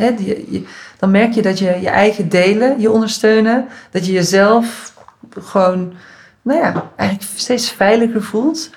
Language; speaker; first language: Dutch; native; Dutch